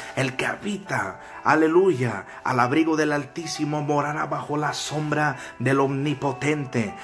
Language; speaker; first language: Spanish; early bilingual, heritage; Spanish